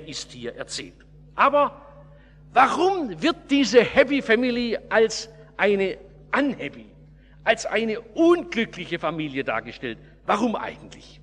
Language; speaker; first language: German; native; German